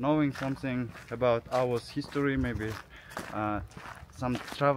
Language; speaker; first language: English; non-native, learner; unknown